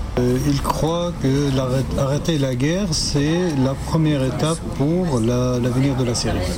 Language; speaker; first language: French; non-native, fluent; Arabic